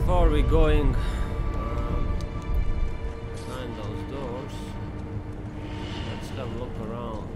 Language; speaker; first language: English; non-native, fluent; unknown